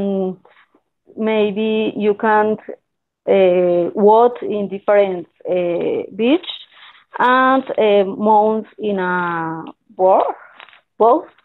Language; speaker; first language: English; non-native, learner; Spanish